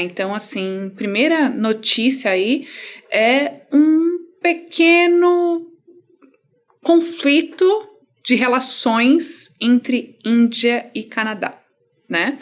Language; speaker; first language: Portuguese; native; Portuguese